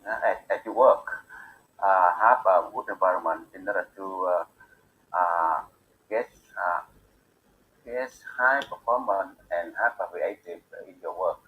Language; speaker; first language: English; non-native, learner; Bangla